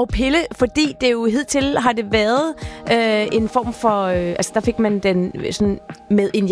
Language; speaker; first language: Danish; native; Danish